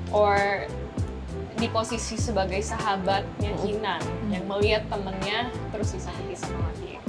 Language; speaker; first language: Indonesian; non-native, fluent; English